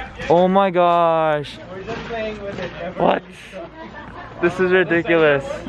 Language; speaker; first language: English; early bilingual, other home language; Korean